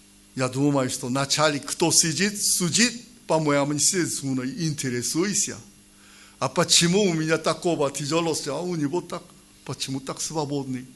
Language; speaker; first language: Russian; non-native, learner; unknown